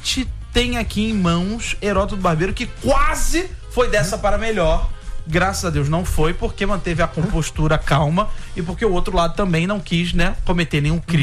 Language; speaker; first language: Portuguese; native; Portuguese